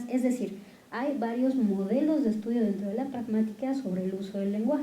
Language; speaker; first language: Spanish; native; Spanish